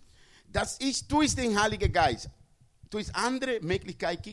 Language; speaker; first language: German; non-native, learner; Spanish